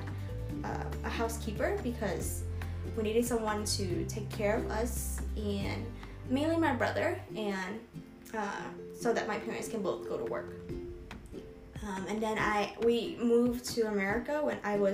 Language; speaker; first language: English; non-native, fluent; Vietnamese